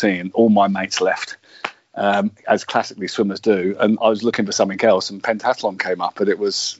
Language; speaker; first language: English; native; English